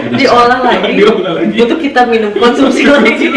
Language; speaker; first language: Indonesian; native; Indonesian